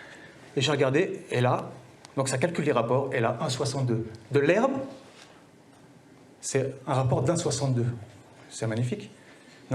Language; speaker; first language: French; native; French